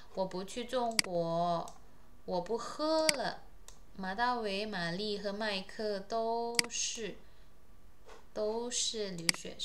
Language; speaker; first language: Chinese; non-native, fluent; Indonesian